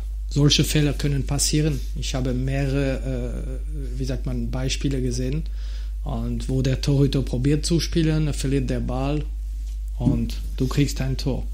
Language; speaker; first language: German; non-native, fluent; French